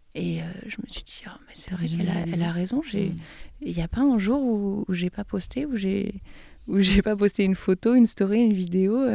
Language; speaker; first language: French; native; French